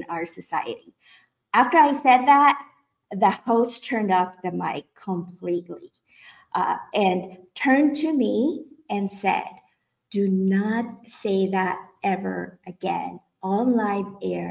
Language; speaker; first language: English; non-native, local second language; Filipino